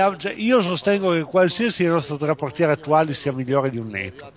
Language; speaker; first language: Italian; native; Italian